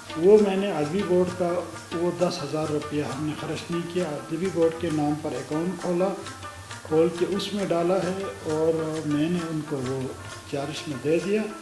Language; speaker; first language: Urdu; non-native, local second language; Balti